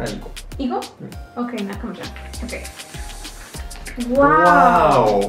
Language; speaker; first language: Korean; non-native, learner; Spanish